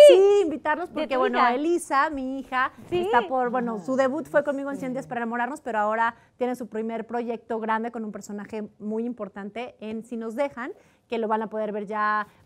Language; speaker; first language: Spanish; native; Spanish